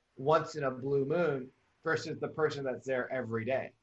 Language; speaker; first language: English; native; English